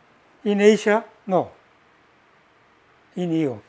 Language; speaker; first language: English; non-native, learner; Korean